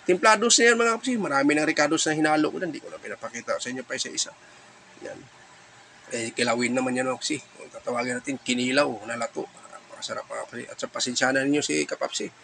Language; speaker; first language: Filipino; non-native, local second language; Cebuano